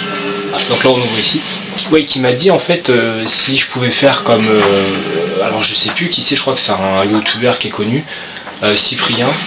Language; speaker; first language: French; native; French